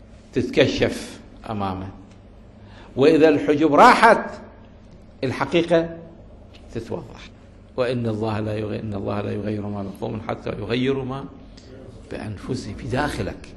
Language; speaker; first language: Arabic; native; Arabic